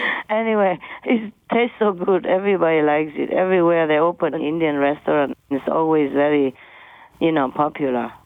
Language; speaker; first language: English; non-native, fluent; Vietnamese